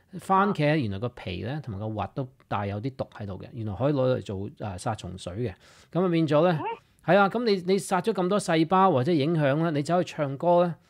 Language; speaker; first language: Cantonese; early bilingual, heritage; English